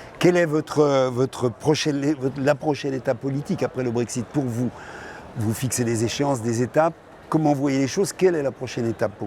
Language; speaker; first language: French; native; French